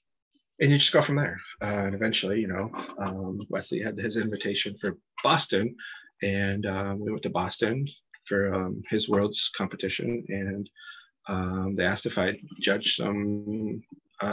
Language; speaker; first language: English; native; English